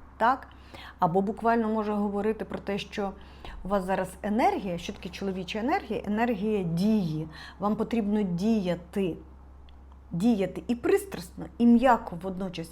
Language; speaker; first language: Ukrainian; non-native, local second language; Russian